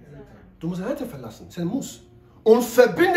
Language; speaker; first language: German; non-native, learner; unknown